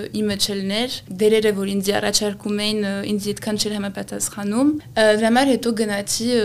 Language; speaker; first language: Armenian; early bilingual, heritage; Armenian